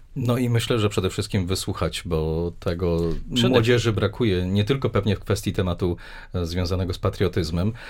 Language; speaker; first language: Polish; native; Polish